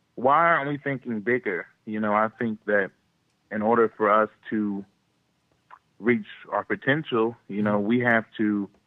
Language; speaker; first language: English; native; English